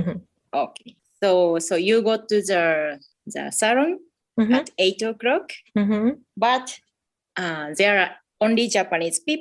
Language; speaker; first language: English; non-native, fluent; Japanese